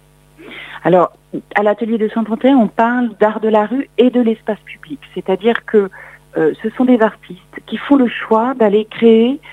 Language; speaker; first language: French; native; French